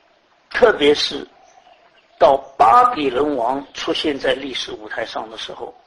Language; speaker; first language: Chinese; native; Chinese